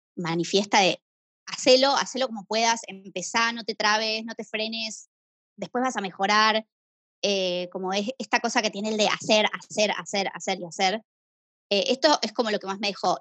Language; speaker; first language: Spanish; native; Spanish